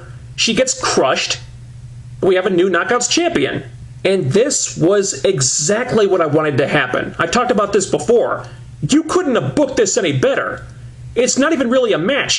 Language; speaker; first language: English; native; English